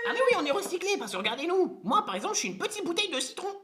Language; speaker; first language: French; native; French